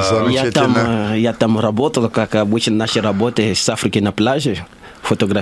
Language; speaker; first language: Russian; non-native, learner; Lingala